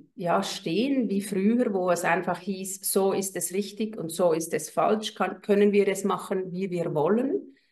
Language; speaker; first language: German; native; German